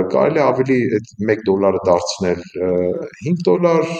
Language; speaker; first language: Armenian; native; Armenian